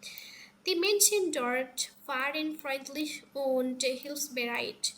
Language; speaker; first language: German; non-native, learner; Bangla